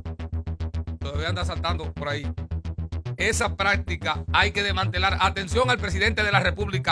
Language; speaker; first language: Spanish; native; Spanish